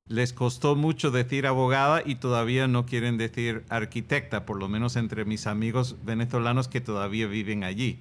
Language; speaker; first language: Spanish; non-native, fluent; English